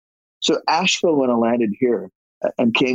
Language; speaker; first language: English; native; English